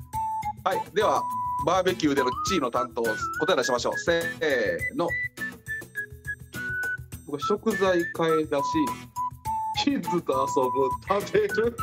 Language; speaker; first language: Japanese; native; Japanese